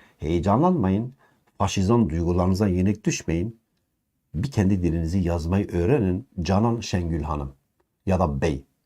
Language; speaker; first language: Turkish; non-native, local second language; Kurdish